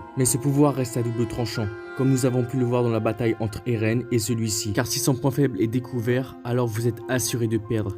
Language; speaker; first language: French; native; French